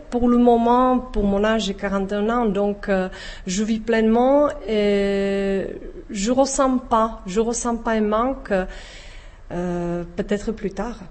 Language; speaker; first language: French; non-native, fluent; Czech